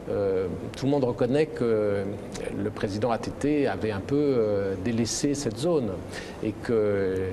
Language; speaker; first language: French; native; French